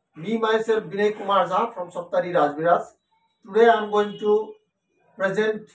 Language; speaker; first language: English; non-native, local second language; Maithili